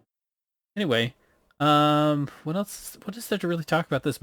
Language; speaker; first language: English; native; English